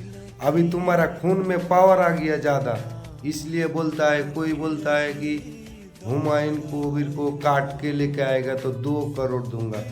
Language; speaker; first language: Hindi; non-native, local second language; Bangla